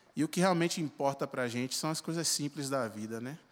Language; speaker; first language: Portuguese; native; Portuguese